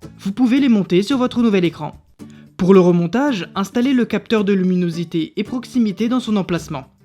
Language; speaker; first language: French; native; French